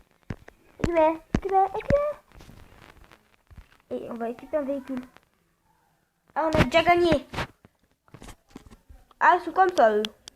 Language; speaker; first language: French; native; French